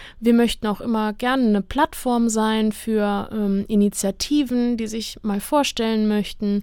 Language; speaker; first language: German; native; German